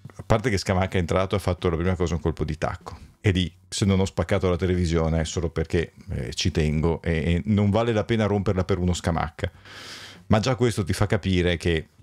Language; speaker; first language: Italian; native; Italian